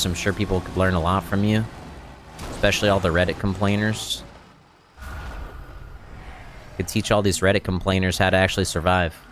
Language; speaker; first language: English; native; English